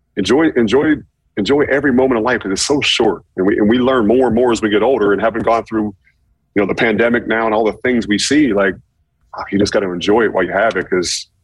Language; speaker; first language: English; native; English